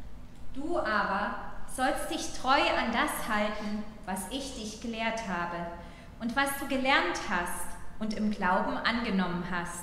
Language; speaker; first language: German; native; German